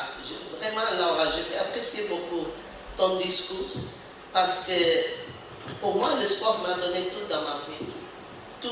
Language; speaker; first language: French; non-native, learner; Portuguese